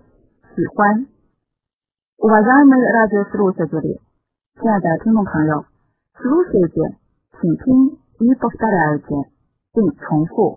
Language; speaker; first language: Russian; non-native, fluent; Chinese